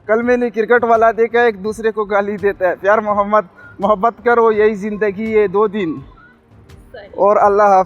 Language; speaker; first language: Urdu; non-native, local second language; Pashto